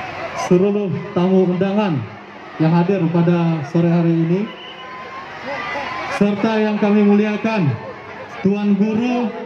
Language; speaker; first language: Indonesian; native; Indonesian